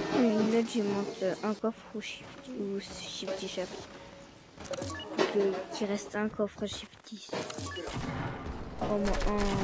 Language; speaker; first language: French; native; French